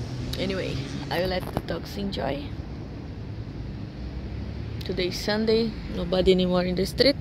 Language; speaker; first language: English; non-native, learner; Portuguese